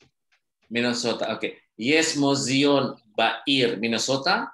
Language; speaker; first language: Hebrew; non-native, fluent; Indonesian